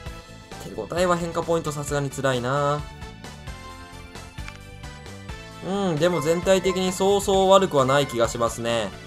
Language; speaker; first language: Japanese; native; Japanese